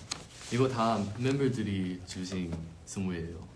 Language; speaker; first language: Korean; non-native, fluent; Chinese